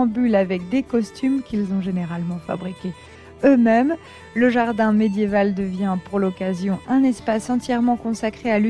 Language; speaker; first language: French; native; French